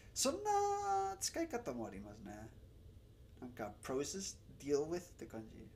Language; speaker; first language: Japanese; non-native, learner; Spanish